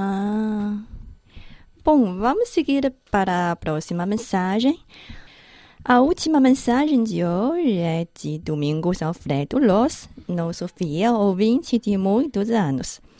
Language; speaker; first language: Portuguese; non-native, fluent; Chinese